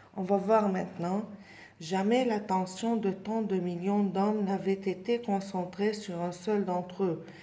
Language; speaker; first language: French; non-native, local second language; Arabic